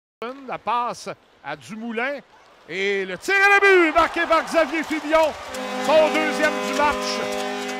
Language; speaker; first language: French; native; French